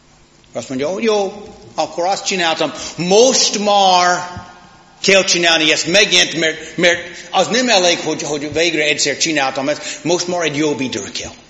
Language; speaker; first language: Hungarian; non-native, fluent; English